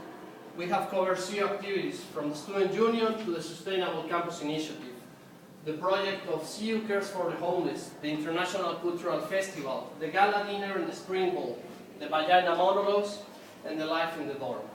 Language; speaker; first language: English; non-native, fluent; Spanish